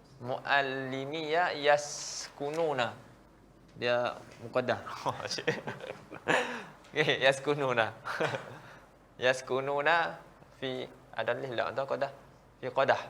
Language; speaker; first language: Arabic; non-native, fluent; Malay